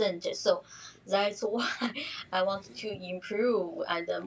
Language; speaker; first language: English; non-native, learner; Chinese